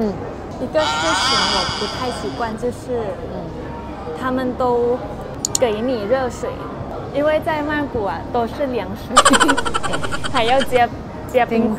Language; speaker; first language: Chinese; non-native, learner; Thai